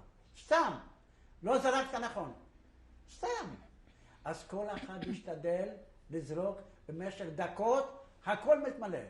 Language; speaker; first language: Hebrew; non-native, fluent; Polish